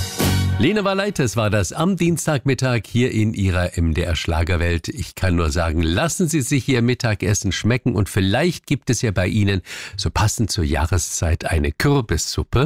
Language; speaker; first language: German; native; German